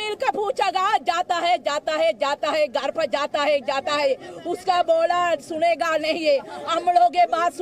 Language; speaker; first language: Hindi; non-native, learner; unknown